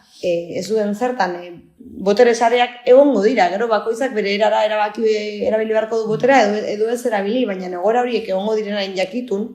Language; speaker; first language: Basque; native; Basque